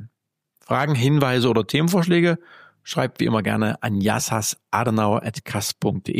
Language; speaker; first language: German; native; German